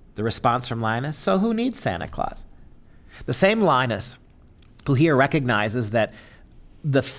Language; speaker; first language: English; native; English